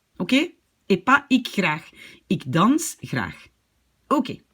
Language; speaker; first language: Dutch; non-native, fluent; French